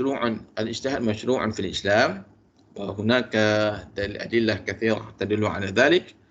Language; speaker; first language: Arabic; non-native, fluent; Malay